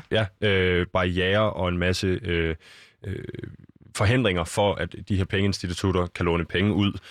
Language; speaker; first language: Danish; native; Danish